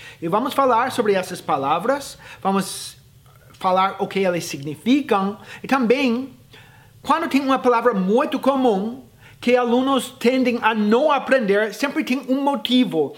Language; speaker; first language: Portuguese; non-native, fluent; English